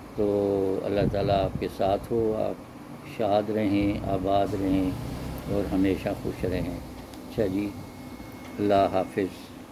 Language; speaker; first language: Urdu; non-native, local second language; Punjabi